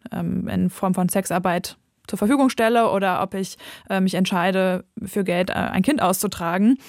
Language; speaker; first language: German; native; German